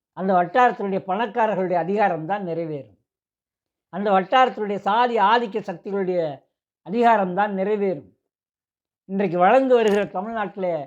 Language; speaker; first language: Tamil; native; Tamil